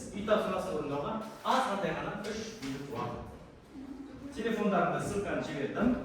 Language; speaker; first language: Kazakh; native; Kazakh